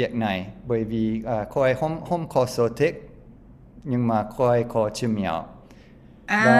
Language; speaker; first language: Vietnamese; non-native, learner; English